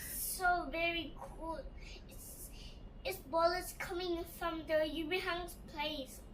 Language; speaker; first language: English; early bilingual, other home language; Nepali